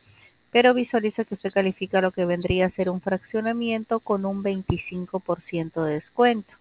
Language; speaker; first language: Spanish; native; Spanish